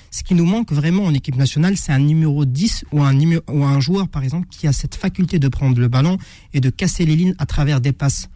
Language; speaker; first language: French; non-native, local second language; Arabic